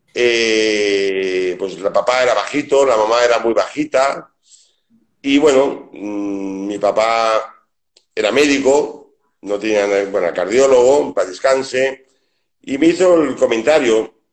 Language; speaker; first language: Spanish; native; Spanish